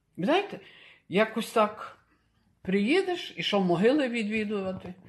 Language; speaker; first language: Ukrainian; early bilingual, heritage; Ukrainian